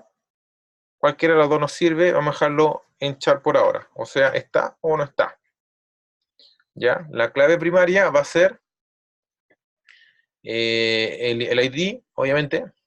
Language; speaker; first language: Spanish; native; Spanish